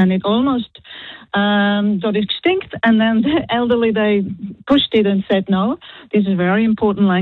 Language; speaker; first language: English; non-native, fluent; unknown